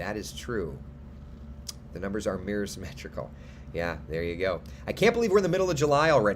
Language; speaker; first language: English; native; English